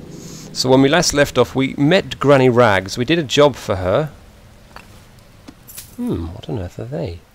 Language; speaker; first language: English; native; English